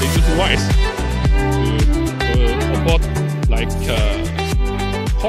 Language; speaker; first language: English; non-native, learner; Chinese